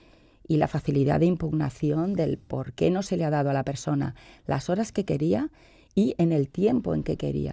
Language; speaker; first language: Spanish; native; Spanish